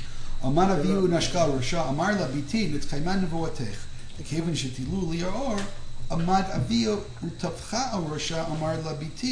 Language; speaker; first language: Hebrew; non-native, fluent; English